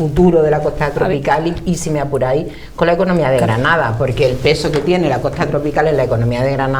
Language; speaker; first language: Spanish; native; Spanish